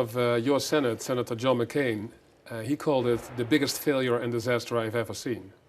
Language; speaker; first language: English; non-native, fluent; Dutch